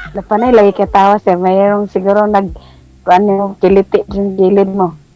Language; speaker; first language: Filipino; non-native, local second language; Cebuano